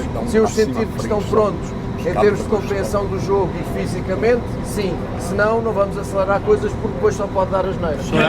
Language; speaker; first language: Portuguese; native; Portuguese